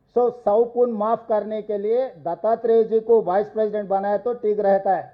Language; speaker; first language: Hindi; non-native, local second language; Telugu